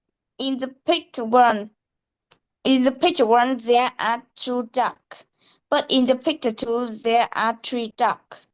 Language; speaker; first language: English; non-native, learner; Vietnamese